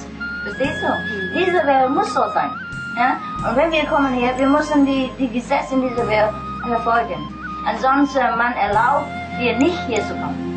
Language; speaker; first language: German; non-native, fluent; Vietnamese